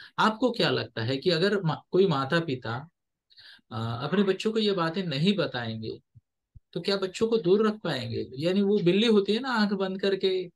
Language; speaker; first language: Hindi; non-native, local second language; Marathi